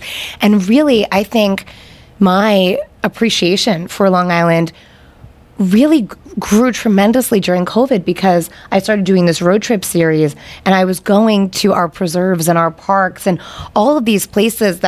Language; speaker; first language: English; native; English